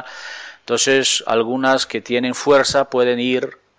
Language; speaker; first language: Spanish; non-native, fluent; Ukrainian